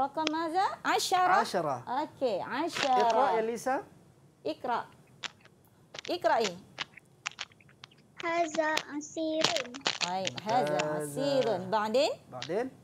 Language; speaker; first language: Arabic; non-native, fluent; Malay